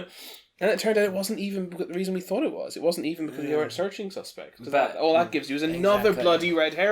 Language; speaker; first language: English; native; English